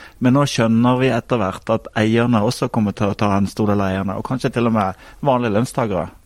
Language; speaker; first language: Norwegian; native; Norwegian